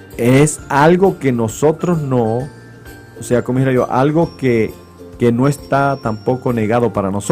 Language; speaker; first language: Spanish; native; Spanish